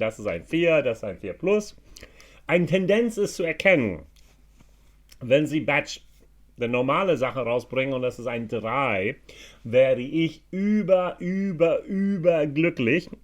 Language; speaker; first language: German; non-native, fluent; English